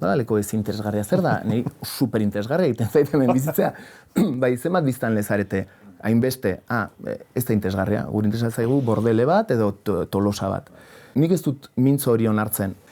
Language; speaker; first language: Basque; non-native, local second language; Spanish